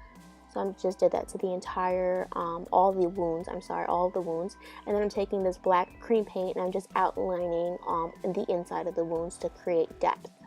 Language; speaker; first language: English; native; English